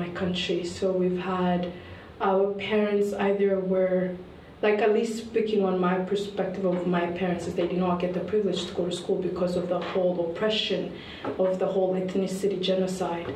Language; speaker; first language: English; non-native, local second language; Kinyarwanda